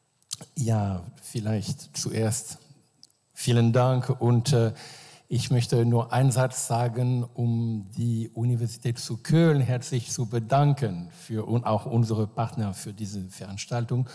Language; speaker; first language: German; non-native, fluent; French